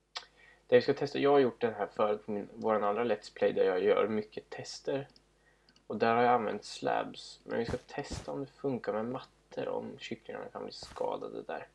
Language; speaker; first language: Swedish; native; Swedish